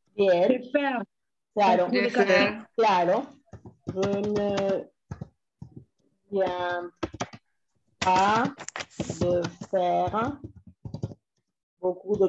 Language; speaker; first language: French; non-native, fluent; Spanish